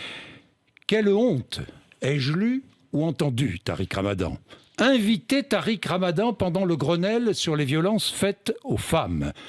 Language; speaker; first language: French; native; French